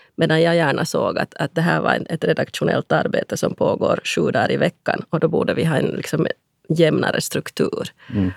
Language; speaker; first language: Swedish; native; Swedish